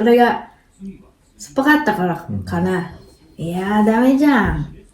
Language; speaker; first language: Japanese; non-native, fluent; Filipino